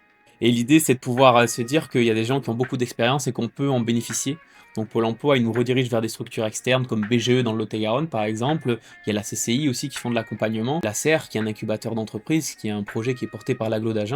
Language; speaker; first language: French; native; French